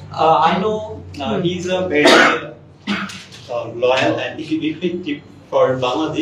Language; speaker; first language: English; non-native, learner; Bangla